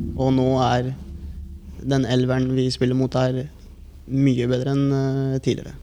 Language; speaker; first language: Norwegian; early bilingual, other home language; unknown